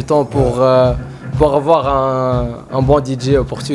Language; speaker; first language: French; non-native, fluent; Arabic